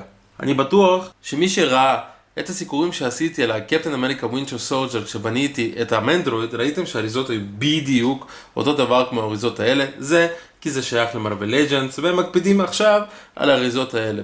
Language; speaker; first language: Hebrew; native; Hebrew